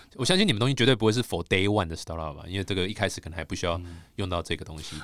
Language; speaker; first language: Chinese; native; Chinese